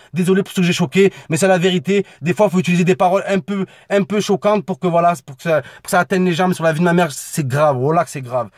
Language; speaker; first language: French; native; French